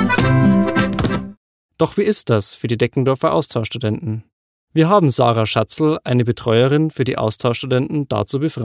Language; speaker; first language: German; native; German